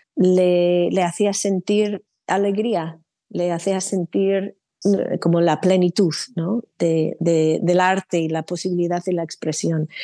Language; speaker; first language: Spanish; non-native, fluent; English